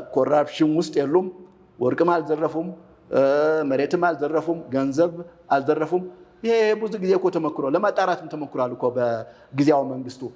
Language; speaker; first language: Amharic; non-native, local second language; Tigrinya